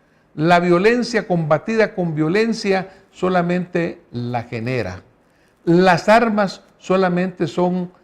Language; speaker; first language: Spanish; native; Spanish